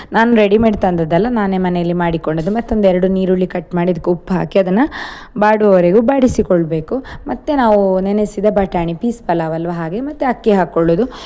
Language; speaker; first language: Kannada; native; Kannada